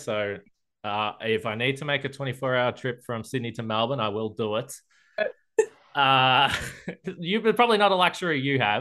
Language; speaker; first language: English; native; English